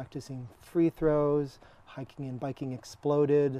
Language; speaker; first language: English; native; English